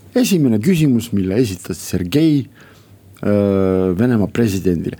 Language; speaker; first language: Estonian; non-native, local second language; Russian